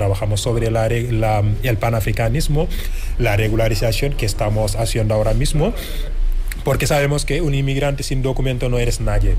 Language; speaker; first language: Spanish; non-native, fluent; Wolof